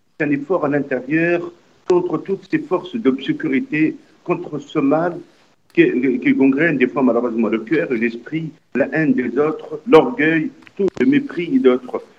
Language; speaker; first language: French; non-native, local second language; Arabic